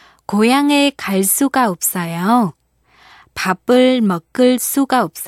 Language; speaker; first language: Korean; non-native, fluent; Vietnamese